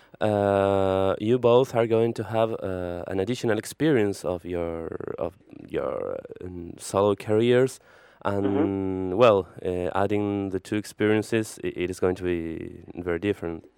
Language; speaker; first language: English; non-native, fluent; Spanish